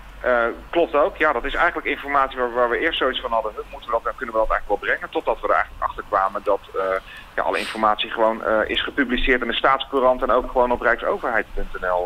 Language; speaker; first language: Dutch; native; Dutch